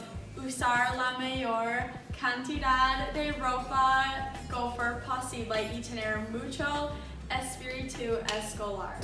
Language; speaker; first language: Spanish; non-native, learner; English